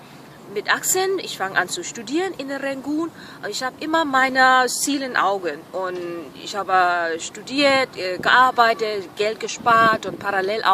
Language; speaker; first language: German; non-native, fluent; Burmese